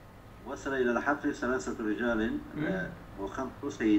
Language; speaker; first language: Arabic; non-native, learner; Turkish